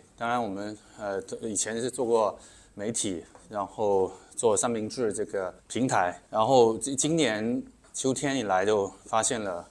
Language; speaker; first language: Chinese; native; Chinese